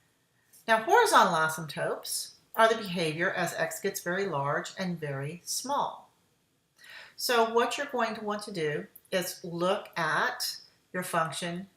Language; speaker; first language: English; native; English